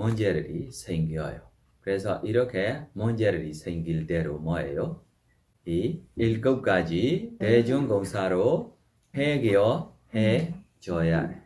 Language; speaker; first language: Korean; non-native, fluent; Burmese